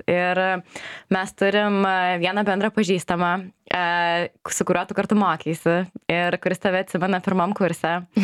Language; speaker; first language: Lithuanian; native; Lithuanian